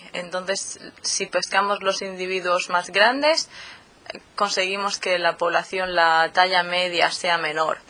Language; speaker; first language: Spanish; native; Spanish